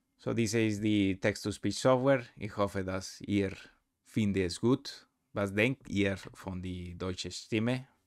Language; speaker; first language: German; non-native, learner; Spanish